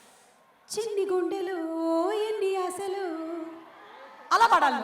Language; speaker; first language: Telugu; native; Telugu